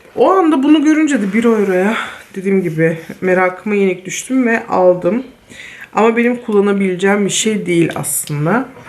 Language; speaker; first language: Turkish; early bilingual, heritage; Turkish